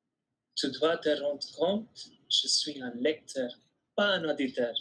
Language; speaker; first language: French; non-native, fluent; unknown